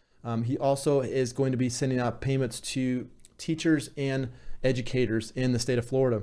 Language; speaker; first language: English; native; English